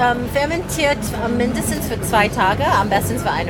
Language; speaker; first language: German; non-native, learner; Korean